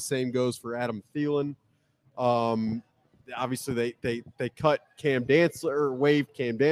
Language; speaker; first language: English; native; English